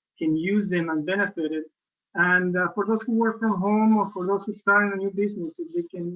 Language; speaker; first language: English; non-native, fluent; Spanish